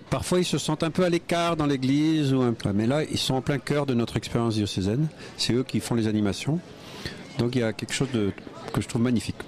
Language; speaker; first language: French; native; French